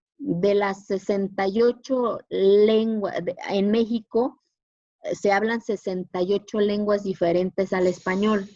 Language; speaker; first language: Spanish; non-native, local second language; Zapotec